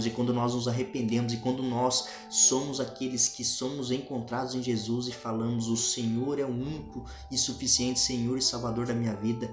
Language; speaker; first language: Portuguese; native; Portuguese